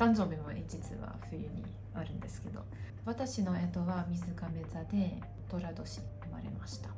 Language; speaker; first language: Japanese; non-native, fluent; Hungarian